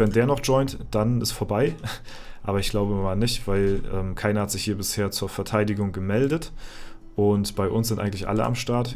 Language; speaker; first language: German; native; German